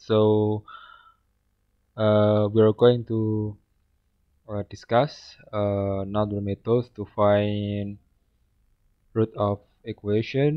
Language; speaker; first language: English; non-native, fluent; Indonesian